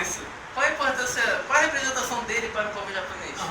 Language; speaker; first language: Portuguese; native; Portuguese